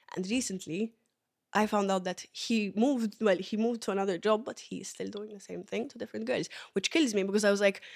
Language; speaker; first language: English; early bilingual, other home language; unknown